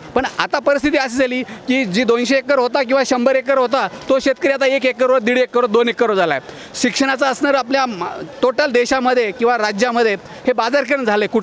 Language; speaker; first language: Marathi; native; Marathi